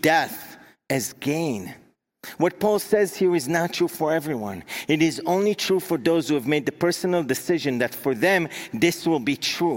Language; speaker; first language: English; non-native, fluent; Hebrew